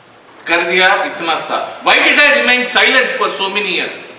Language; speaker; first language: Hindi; non-native, local second language; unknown